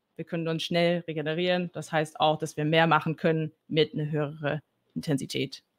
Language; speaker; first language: German; non-native, fluent; English